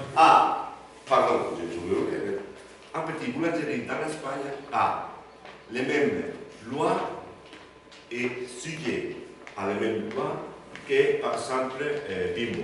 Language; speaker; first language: French; non-native, learner; Spanish